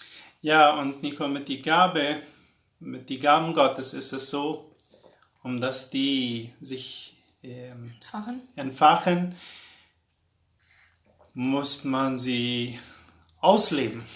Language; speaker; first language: German; non-native, local second language; Plautdietsch